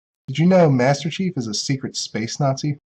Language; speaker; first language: English; native; English